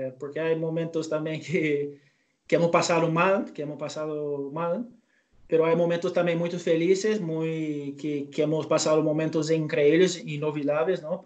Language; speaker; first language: Spanish; non-native, fluent; Portuguese